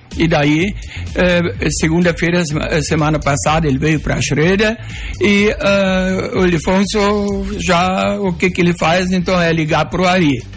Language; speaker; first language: Portuguese; non-native, local second language; German